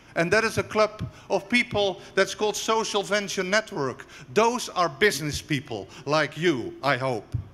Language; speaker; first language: English; non-native, fluent; Dutch